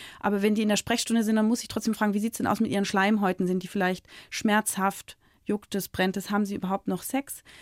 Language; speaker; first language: German; native; German